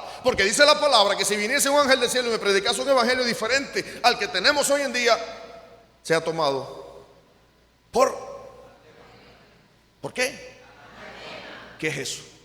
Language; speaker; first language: Spanish; native; Spanish